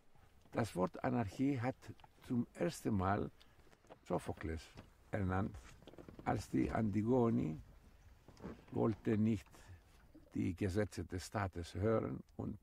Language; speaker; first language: German; non-native, fluent; Greek